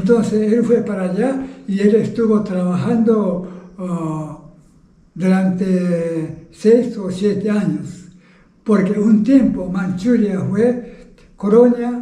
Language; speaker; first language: Spanish; non-native, fluent; Japanese